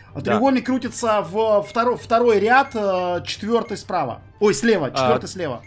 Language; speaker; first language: Russian; native; Russian